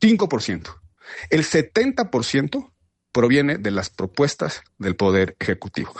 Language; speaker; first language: Spanish; native; Spanish